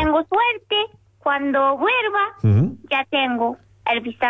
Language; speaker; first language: Spanish; non-native, learner; Japanese